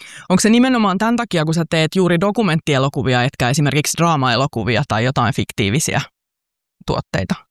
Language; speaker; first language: Finnish; native; Finnish